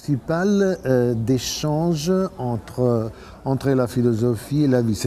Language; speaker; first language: French; non-native, fluent; Italian